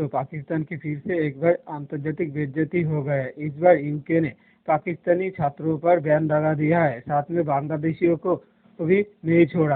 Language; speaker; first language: Hindi; non-native, local second language; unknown